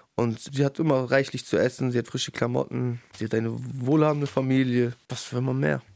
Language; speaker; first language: German; early bilingual, other home language; Russian